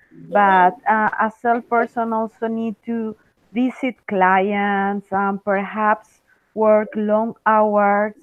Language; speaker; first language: English; non-native, fluent; Spanish